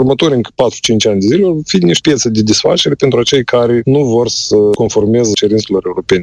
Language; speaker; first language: Romanian; native; Romanian